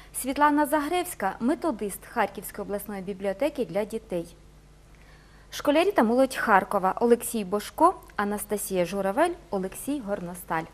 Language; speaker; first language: Ukrainian; non-native, local second language; Russian